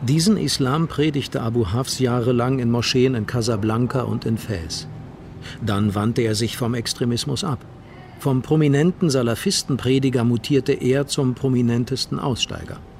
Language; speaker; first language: German; native; German